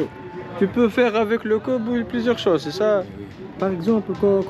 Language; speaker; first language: French; non-native, learner; Arabic